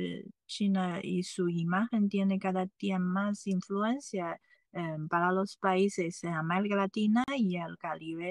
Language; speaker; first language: Spanish; non-native, fluent; Chinese